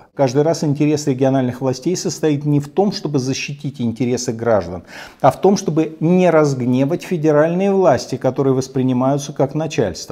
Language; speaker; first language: Russian; native; Russian